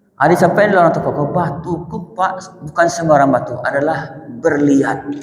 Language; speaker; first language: Malay; non-native, local second language; Minangkabau